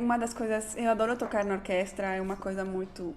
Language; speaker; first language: Portuguese; non-native, fluent; Spanish